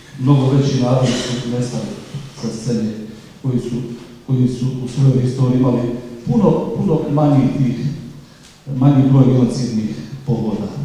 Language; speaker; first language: Croatian; native; Croatian